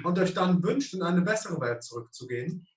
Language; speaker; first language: German; native; German